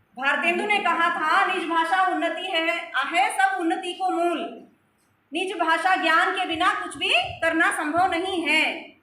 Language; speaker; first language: Hindi; non-native, local second language; Telugu